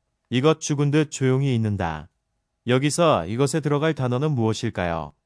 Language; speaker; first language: Korean; native; Korean